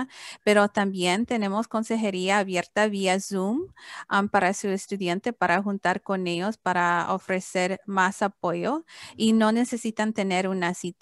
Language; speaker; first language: Spanish; early bilingual, heritage; English